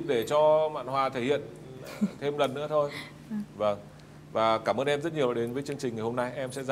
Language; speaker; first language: Vietnamese; native; Vietnamese